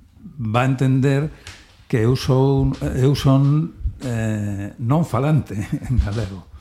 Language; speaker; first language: Galician; non-native, learner; Spanish